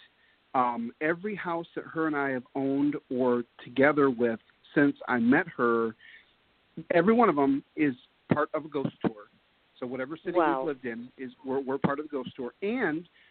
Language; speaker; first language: English; native; English